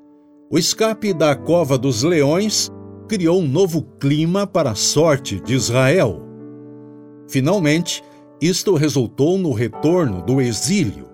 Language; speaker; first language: Portuguese; native; Portuguese